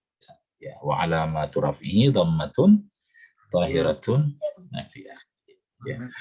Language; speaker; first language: Arabic; non-native, fluent; Indonesian